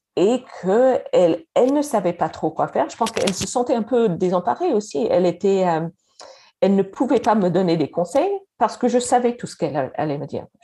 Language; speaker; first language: French; non-native, fluent; English